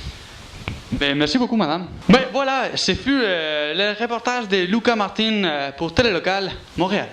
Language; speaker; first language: French; non-native, fluent; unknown